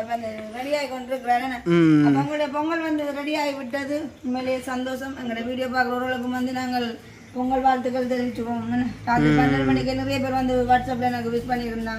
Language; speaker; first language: Tamil; native; Tamil